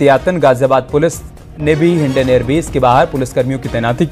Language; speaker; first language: Hindi; native; Hindi